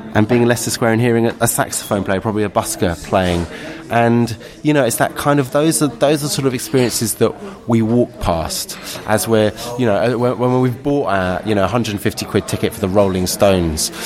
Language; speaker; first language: English; native; English